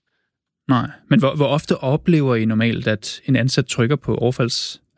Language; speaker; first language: Danish; native; Danish